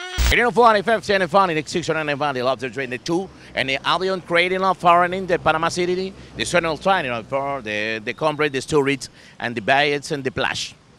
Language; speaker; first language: English; non-native, learner; Spanish